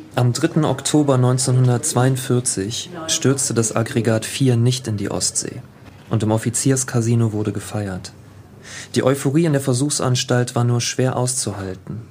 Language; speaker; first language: German; native; German